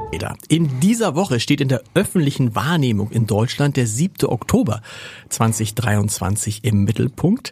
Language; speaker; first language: German; native; German